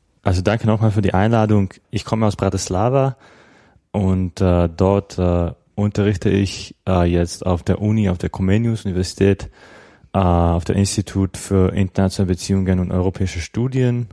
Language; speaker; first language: German; non-native, fluent; Slovak